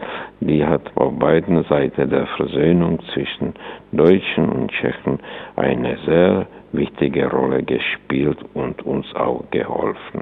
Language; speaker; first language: German; non-native, fluent; Czech